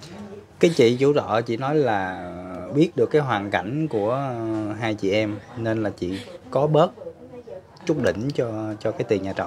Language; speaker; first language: Vietnamese; native; Vietnamese